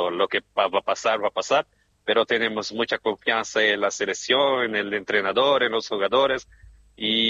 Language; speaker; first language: Spanish; non-native, fluent; Portuguese